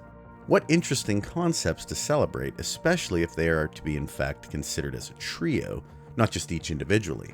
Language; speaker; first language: English; native; English